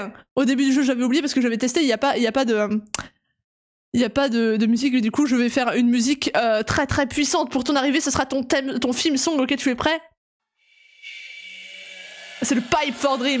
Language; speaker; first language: French; native; French